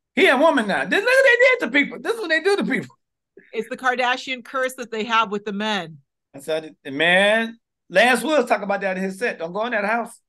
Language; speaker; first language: English; native; English